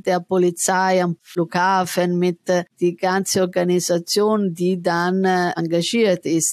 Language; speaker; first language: German; non-native, fluent; Italian